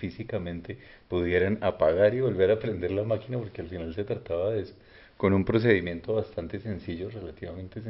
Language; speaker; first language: Spanish; native; Spanish